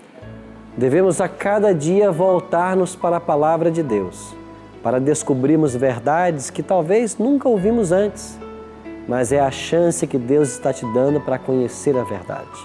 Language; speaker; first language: Portuguese; native; Portuguese